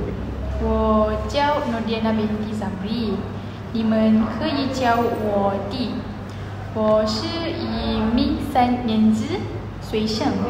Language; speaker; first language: Chinese; non-native, learner; Malay